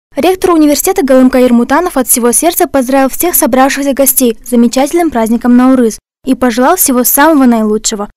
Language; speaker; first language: Russian; non-native, local second language; Kazakh